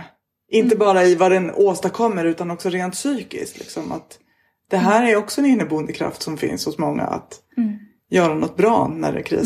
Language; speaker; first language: Swedish; native; Swedish